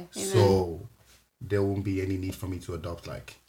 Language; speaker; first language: English; native; English